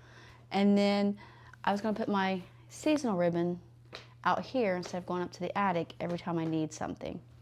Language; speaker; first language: English; native; English